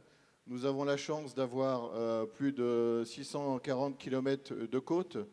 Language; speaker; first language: French; native; French